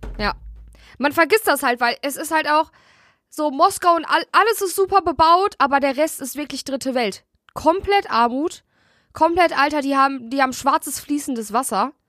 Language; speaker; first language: German; early bilingual, other home language; Russian